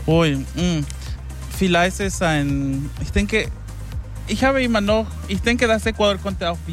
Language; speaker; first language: German; non-native, learner; Spanish